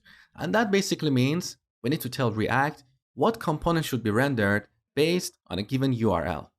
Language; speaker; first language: English; native; English